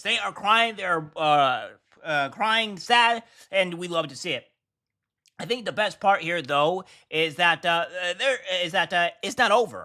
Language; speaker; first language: English; native; English